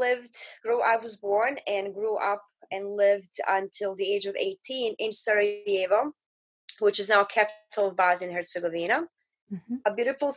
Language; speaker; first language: English; non-native, fluent; Bosnian